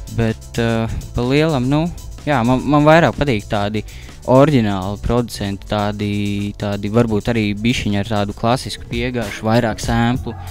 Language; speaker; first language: Latvian; native; Latvian